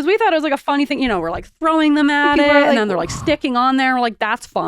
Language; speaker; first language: English; native; English